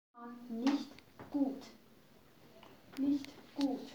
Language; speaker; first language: German; non-native, fluent; Chinese